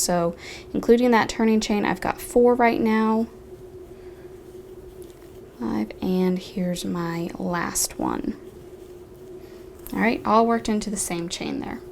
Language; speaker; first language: English; native; English